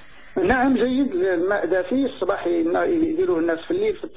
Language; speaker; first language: Arabic; native; Arabic